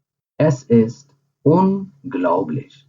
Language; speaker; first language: German; non-native, fluent; Urdu